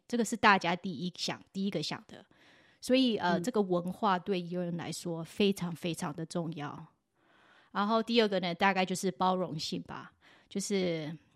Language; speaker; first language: Chinese; early bilingual, heritage; Chinese